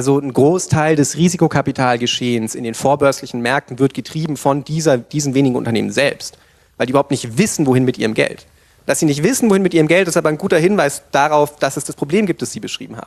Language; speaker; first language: German; native; German